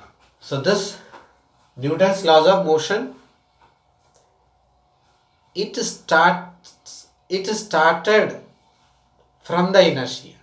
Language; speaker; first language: English; non-native, local second language; Tamil